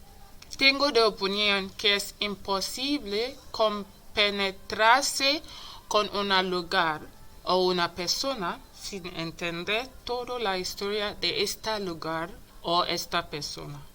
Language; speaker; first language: Spanish; non-native, learner; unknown